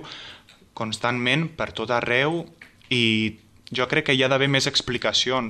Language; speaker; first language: Catalan; non-native, fluent; French